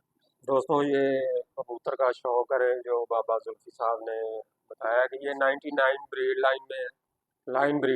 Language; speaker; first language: Hindi; non-native, local second language; Punjabi